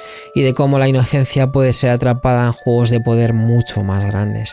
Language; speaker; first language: Spanish; native; Spanish